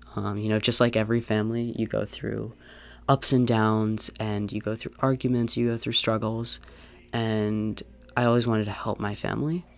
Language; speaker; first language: English; native; English